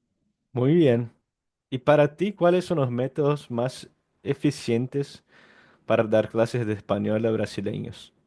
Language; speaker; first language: Spanish; non-native, fluent; Portuguese